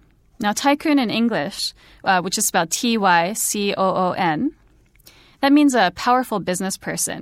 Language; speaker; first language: English; native; English